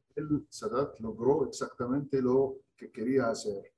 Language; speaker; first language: Spanish; non-native, fluent; Arabic